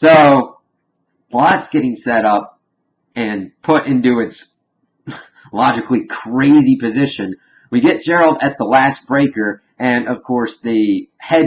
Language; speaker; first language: English; native; English